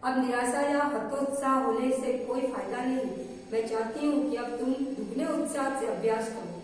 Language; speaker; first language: Hindi; non-native, local second language; Gujarati